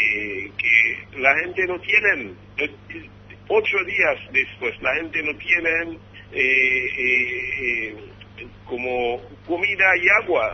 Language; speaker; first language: Spanish; non-native, fluent; Haitian Creole